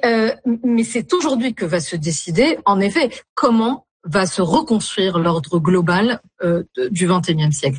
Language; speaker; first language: French; native; French